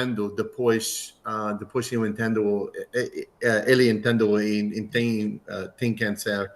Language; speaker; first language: Portuguese; non-native, learner; English